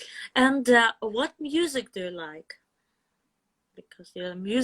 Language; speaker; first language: English; non-native, fluent; Russian